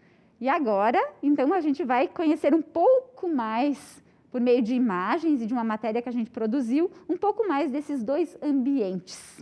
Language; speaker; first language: Portuguese; native; Portuguese